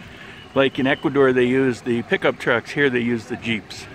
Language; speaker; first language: English; native; English